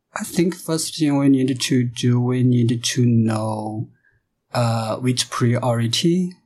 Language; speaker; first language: English; non-native, fluent; Chinese